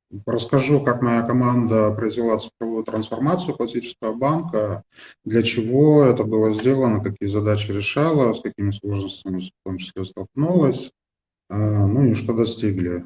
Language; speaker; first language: Russian; native; Russian